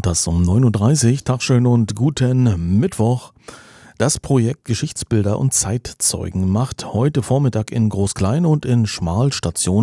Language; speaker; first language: German; native; German